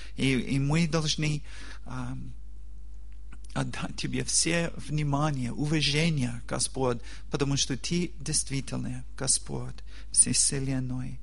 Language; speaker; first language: Russian; non-native, learner; English